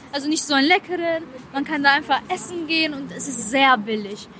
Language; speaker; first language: German; non-native, fluent; Italian